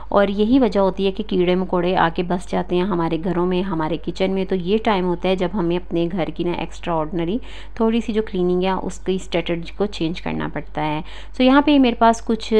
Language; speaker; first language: Urdu; native; Urdu